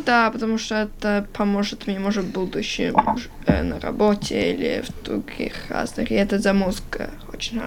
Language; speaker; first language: Russian; early bilingual, heritage; Russian